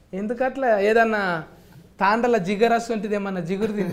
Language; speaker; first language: Telugu; native; Telugu